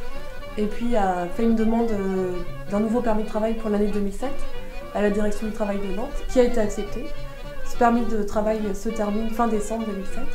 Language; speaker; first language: French; native; French